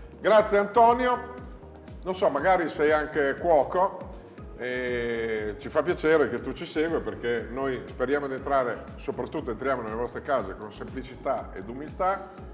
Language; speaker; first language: Italian; native; Italian